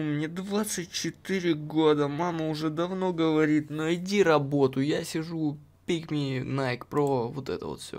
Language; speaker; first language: Russian; native; Russian